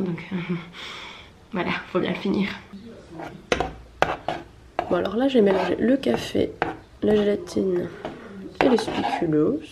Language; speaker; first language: French; native; French